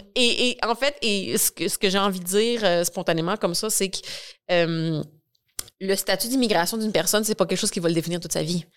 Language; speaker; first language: French; native; French